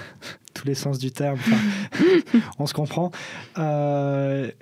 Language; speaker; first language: French; native; French